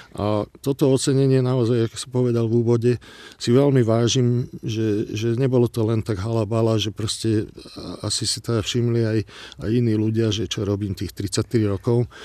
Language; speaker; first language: Slovak; non-native, local second language; Hungarian